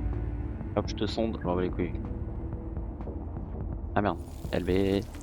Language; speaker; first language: French; native; French